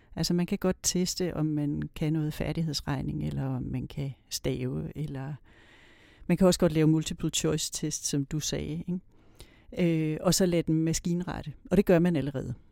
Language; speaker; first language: Danish; native; Danish